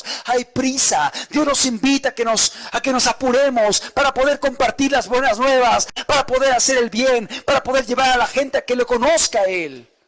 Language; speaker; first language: Spanish; native; Spanish